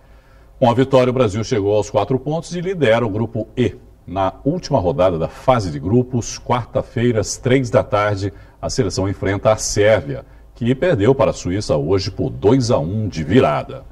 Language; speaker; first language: Portuguese; native; Portuguese